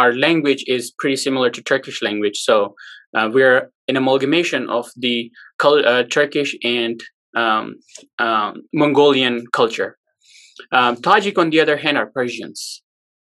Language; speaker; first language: English; non-native, local second language; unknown